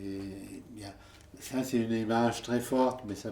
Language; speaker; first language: French; non-native, fluent; German